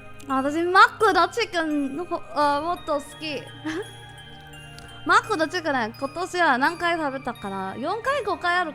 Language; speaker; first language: Japanese; non-native, learner; English